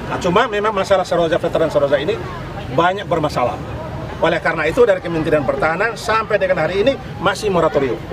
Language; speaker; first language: Indonesian; non-native, local second language; Tetum